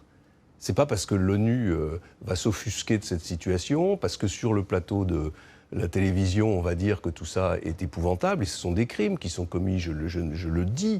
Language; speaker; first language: French; native; French